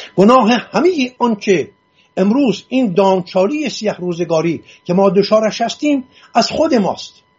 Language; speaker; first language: Persian; non-native, local second language; Assyrian Neo-Aramaic